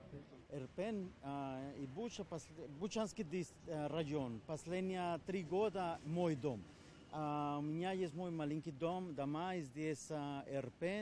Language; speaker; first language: Ukrainian; non-native, learner; Spanish